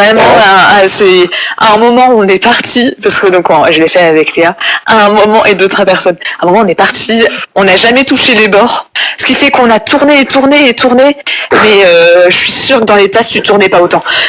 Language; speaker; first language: French; native; French